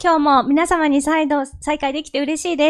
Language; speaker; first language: Japanese; non-native, fluent; Korean